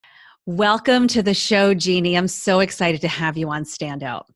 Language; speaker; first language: English; native; English